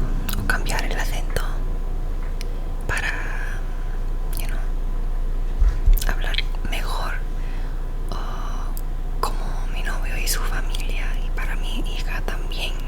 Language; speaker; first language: Spanish; non-native, learner; English